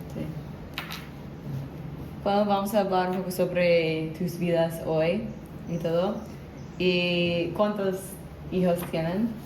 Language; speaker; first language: Spanish; non-native, learner; English